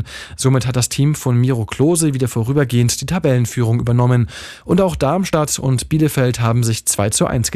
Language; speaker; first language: German; native; German